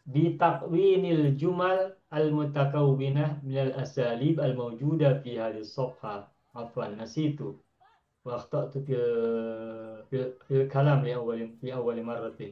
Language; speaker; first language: Arabic; non-native, fluent; Indonesian